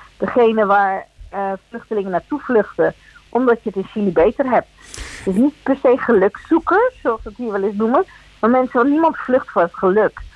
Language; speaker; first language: Dutch; early bilingual, other home language; Spanish